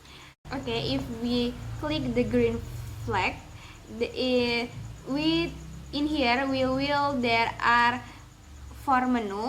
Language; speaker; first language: English; non-native, learner; Indonesian